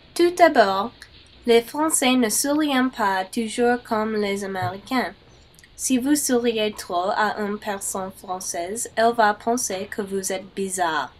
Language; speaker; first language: French; non-native, learner; English